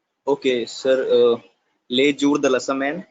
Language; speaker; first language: French; non-native, learner; Hindi